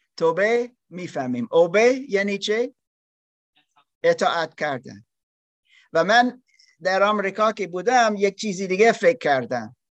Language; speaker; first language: Persian; non-native, learner; German